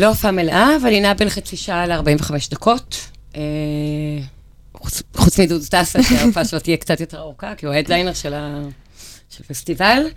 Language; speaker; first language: Hebrew; native; Hebrew